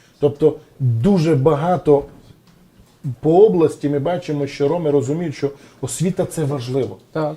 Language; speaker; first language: Ukrainian; non-native, local second language; Romany